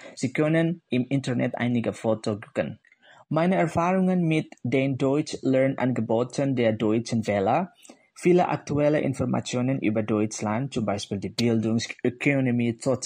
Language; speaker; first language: German; non-native, fluent; Indonesian